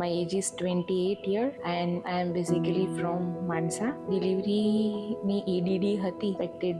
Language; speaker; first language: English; non-native, local second language; Gujarati